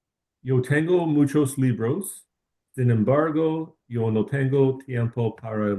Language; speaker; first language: Spanish; non-native, learner; English